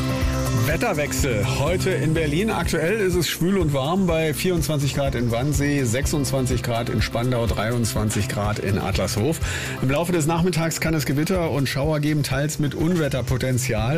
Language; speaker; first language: German; native; German